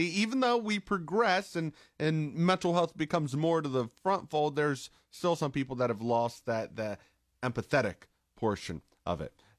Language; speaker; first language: English; native; English